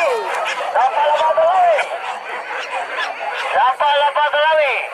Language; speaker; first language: Indonesian; non-native, local second language; Minangkabau